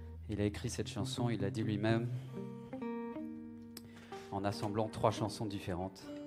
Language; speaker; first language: French; non-native, local second language; English